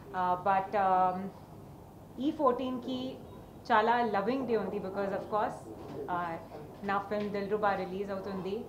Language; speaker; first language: Telugu; non-native, learner; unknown